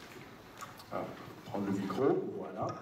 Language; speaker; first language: French; native; French